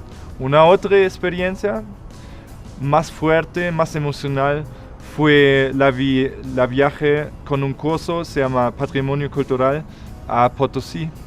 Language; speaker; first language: Spanish; non-native, fluent; German